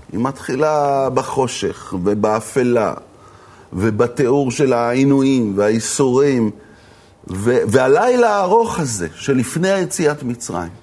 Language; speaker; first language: Hebrew; native; Hebrew